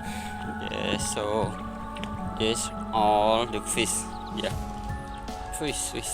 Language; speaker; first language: English; non-native, learner; Khmer